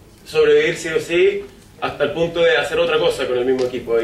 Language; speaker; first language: Spanish; non-native, fluent; Swedish